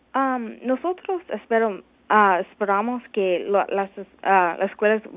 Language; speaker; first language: Spanish; non-native, learner; English